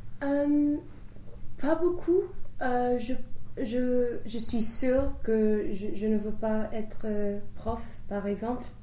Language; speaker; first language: French; non-native, fluent; English